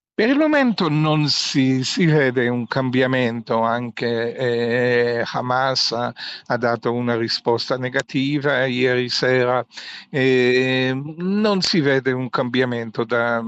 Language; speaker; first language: Italian; non-native, fluent; Hebrew